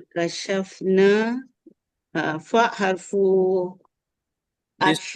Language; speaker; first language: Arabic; non-native, learner; Malay